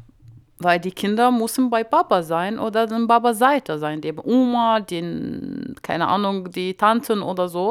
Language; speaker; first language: German; non-native, learner; Arabic